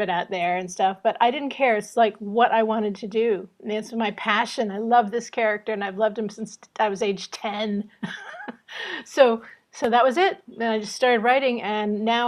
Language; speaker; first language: English; native; English